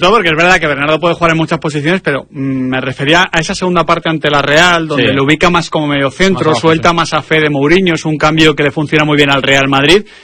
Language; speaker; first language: Spanish; native; Spanish